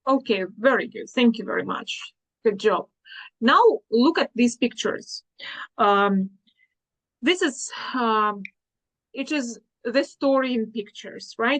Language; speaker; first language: English; non-native, fluent; Russian